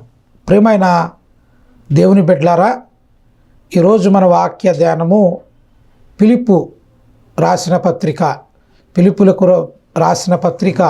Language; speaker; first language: Telugu; native; Telugu